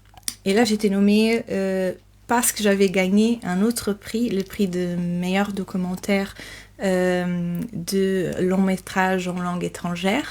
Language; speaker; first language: French; non-native, fluent; Portuguese